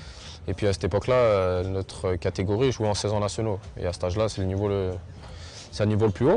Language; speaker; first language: French; native; French